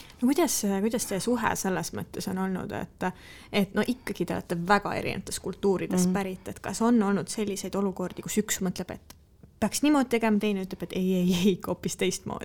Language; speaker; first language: Estonian; native; Estonian